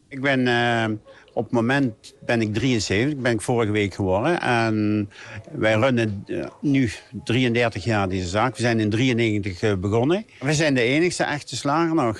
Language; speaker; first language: Dutch; native; Dutch